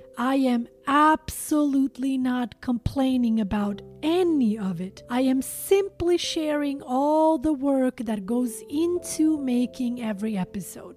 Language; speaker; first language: English; non-native, fluent; Albanian